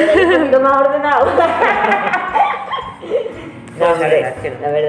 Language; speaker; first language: Spanish; native; Spanish